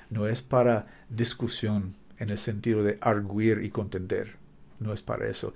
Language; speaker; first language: Spanish; non-native, learner; English